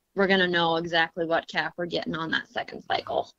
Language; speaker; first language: English; native; English